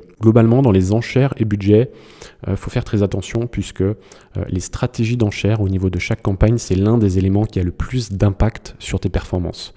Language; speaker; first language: French; native; French